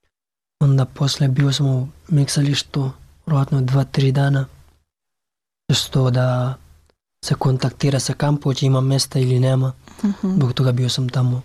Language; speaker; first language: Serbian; non-native, learner; Pashto